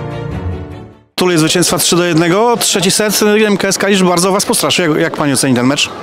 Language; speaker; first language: Polish; native; Polish